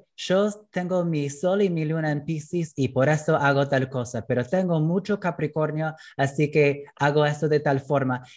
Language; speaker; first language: Spanish; non-native, fluent; English